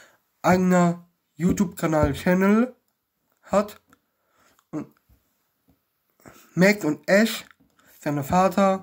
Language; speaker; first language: German; non-native, learner; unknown